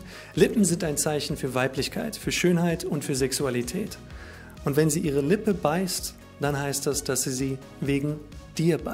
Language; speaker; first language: German; native; German